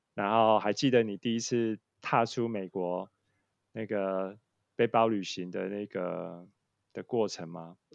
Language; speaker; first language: Chinese; native; Chinese